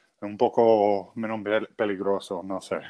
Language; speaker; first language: Spanish; non-native, fluent; English